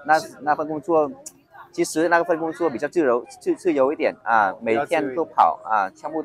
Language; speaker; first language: Chinese; non-native, fluent; Vietnamese